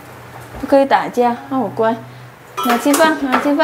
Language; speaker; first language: Chinese; non-native, fluent; Indonesian